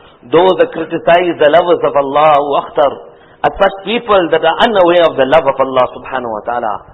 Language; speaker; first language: English; native; English